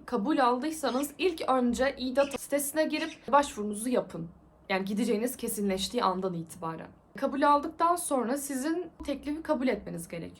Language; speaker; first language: Turkish; native; Turkish